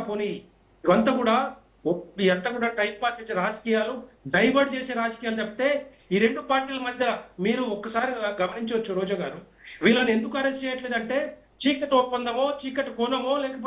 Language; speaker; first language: Telugu; native; Telugu